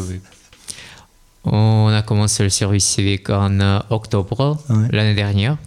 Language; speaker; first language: French; non-native, learner; Russian